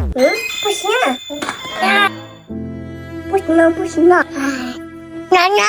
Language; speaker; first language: Chinese; native; Chinese